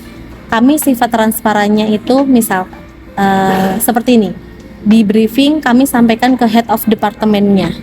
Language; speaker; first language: Indonesian; native; Indonesian